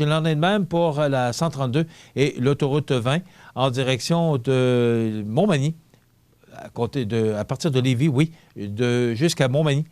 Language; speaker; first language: French; native; French